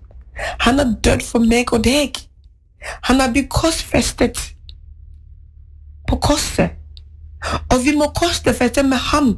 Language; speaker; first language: Norwegian; non-native, fluent; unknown